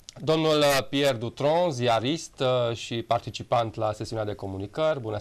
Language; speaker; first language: Romanian; native; Romanian